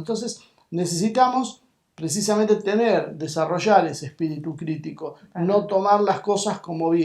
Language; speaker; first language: Spanish; native; Spanish